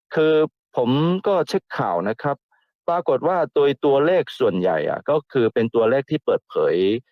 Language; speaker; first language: Thai; non-native, fluent; Chinese